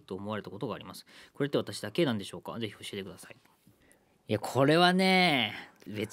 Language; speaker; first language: Japanese; native; Japanese